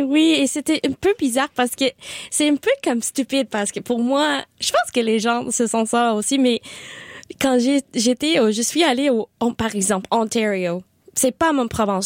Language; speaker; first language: French; non-native, local second language; Spanish